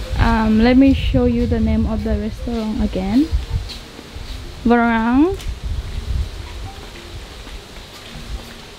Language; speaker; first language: English; non-native, learner; Thai